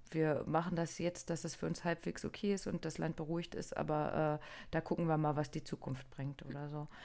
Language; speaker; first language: German; non-native, fluent; Japanese